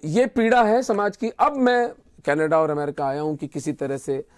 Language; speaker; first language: Hindi; native; Hindi